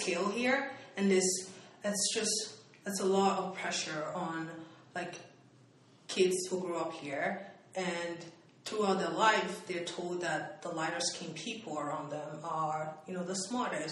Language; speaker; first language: English; non-native, local second language; Igbo